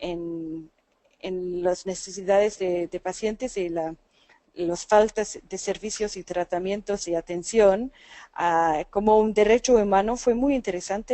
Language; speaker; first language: Spanish; non-native, fluent; English